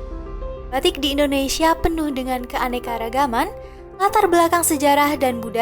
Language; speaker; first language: Indonesian; native; Indonesian